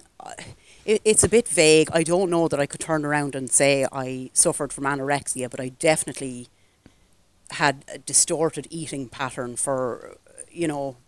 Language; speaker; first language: English; native; English